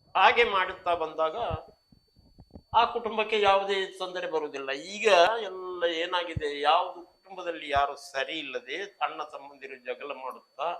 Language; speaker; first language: Kannada; non-native, local second language; Marathi